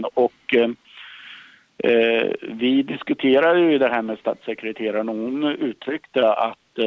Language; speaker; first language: Swedish; native; Swedish